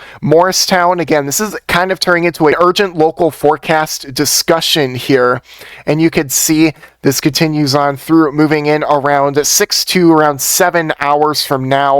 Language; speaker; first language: English; native; English